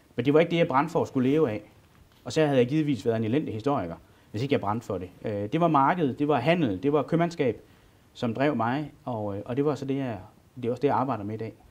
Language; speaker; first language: Danish; native; Danish